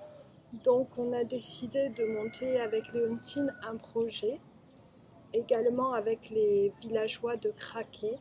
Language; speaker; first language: French; native; French